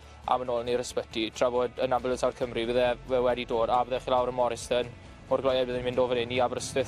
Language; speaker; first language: Welsh; native; Welsh